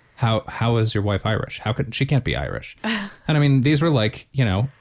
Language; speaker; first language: English; native; English